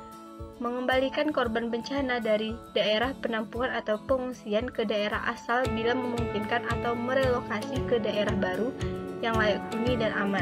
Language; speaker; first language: Indonesian; native; Indonesian